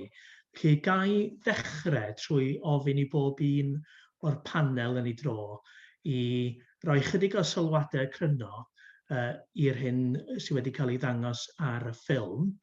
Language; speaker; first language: Welsh; native; Welsh